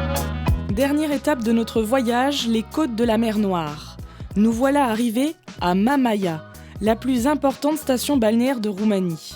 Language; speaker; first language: French; native; French